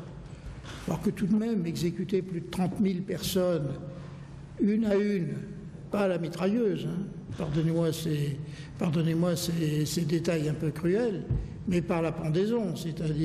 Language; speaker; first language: French; native; French